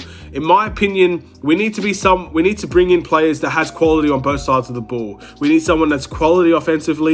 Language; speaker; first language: English; native; English